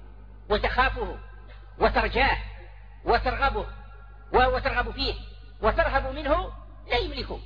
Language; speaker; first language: Arabic; native; Arabic